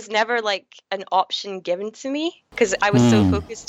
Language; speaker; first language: English; native; English